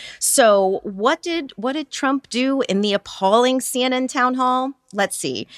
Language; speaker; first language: English; native; English